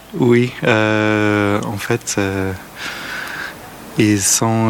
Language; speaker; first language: French; non-native, learner; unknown